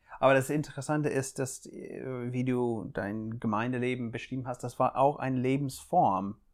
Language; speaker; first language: German; non-native, fluent; English